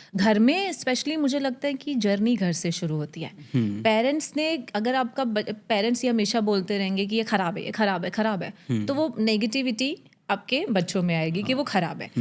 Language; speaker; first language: Hindi; native; Hindi